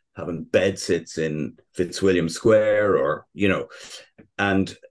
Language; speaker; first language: English; native; English